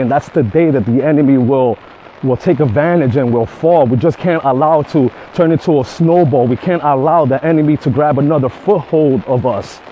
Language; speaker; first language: English; native; English